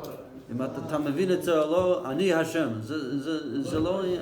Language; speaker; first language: Hebrew; non-native, fluent; English